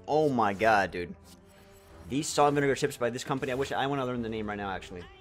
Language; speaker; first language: English; native; English